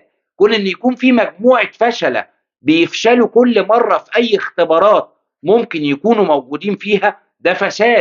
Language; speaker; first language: Arabic; native; Arabic